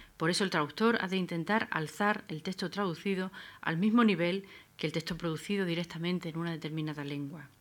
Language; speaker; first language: Spanish; native; Spanish